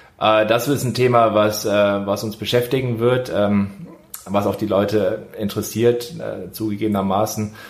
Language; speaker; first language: German; native; German